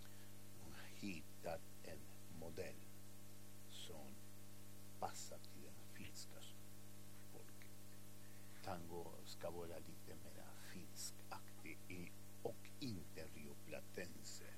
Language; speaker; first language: Swedish; non-native, fluent; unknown